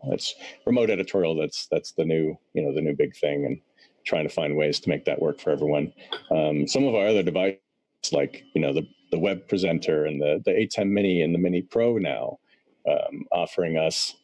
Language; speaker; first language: English; native; English